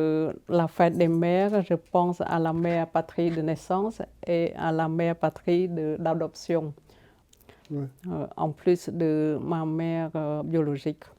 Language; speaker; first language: French; non-native, fluent; Khmer